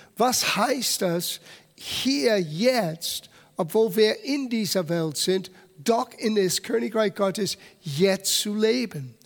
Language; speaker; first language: German; non-native, fluent; English